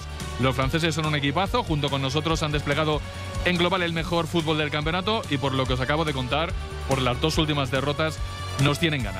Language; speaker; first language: Spanish; native; Spanish